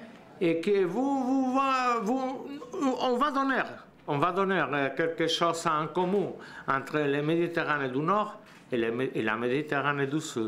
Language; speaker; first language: French; non-native, learner; Spanish